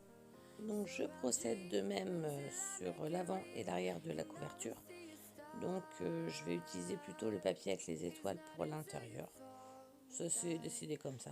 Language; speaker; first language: French; native; French